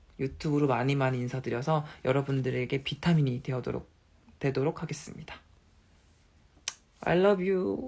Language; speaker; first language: Korean; native; Korean